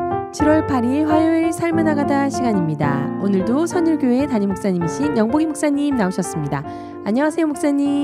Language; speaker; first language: Korean; native; Korean